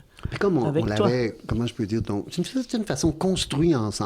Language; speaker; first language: French; native; French